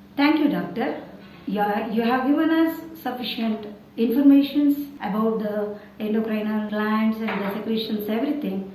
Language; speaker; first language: English; non-native, local second language; Kannada